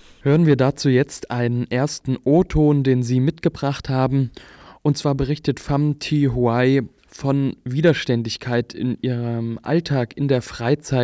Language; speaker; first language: German; native; German